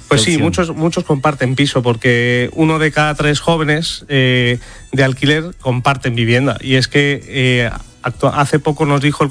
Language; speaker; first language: Spanish; native; Spanish